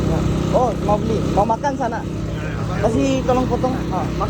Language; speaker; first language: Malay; non-native, learner; Bangla